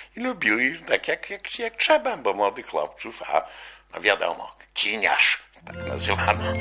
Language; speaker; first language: Polish; native; Polish